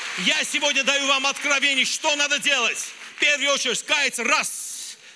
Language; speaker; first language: Russian; non-native, local second language; Armenian